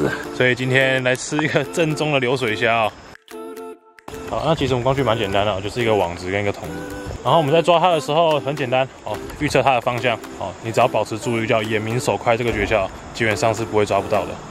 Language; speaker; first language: Chinese; native; Chinese